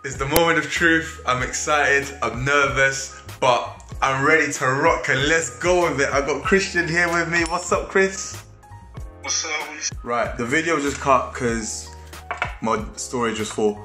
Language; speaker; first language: English; native; English